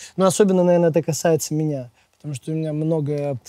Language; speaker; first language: Russian; native; Russian